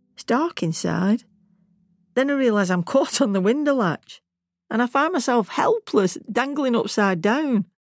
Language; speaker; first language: English; native; English